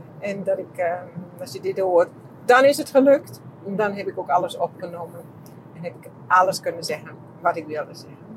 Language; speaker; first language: Dutch; non-native, fluent; Czech